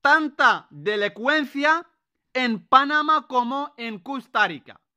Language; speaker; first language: Spanish; non-native, fluent; Arabic